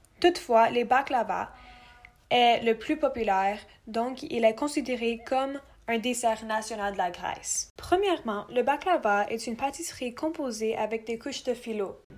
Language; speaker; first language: French; non-native, local second language; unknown